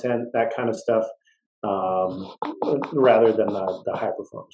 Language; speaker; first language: English; native; English